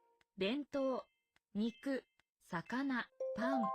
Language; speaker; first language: Japanese; non-native, learner; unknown